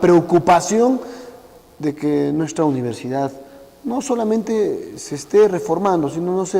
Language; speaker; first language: Spanish; native; Spanish